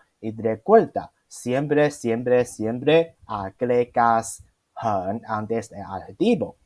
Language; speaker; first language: Spanish; non-native, fluent; Chinese